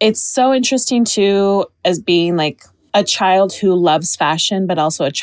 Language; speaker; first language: English; native; English